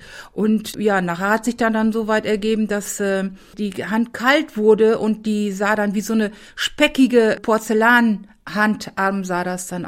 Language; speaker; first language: German; native; German